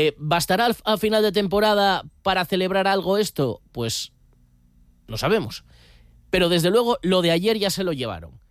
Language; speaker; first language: Spanish; native; Spanish